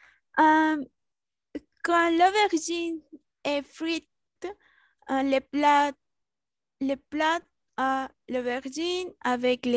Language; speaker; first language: French; non-native, learner; Spanish